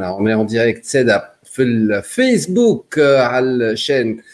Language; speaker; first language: French; non-native, local second language; Arabic